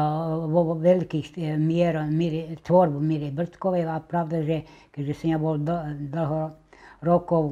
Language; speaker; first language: Slovak; native; Slovak